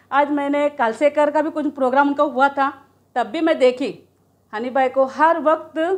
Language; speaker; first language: Hindi; native; Hindi